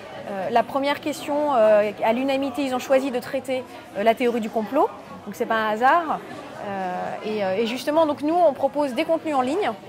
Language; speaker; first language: French; native; French